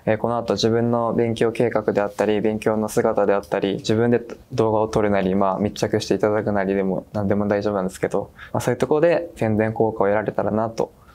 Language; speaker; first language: Japanese; native; Japanese